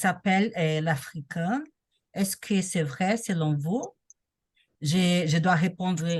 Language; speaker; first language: French; non-native, learner; Portuguese